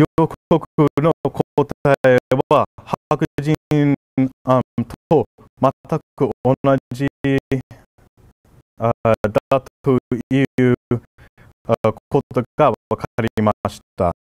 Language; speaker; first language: Japanese; non-native, fluent; English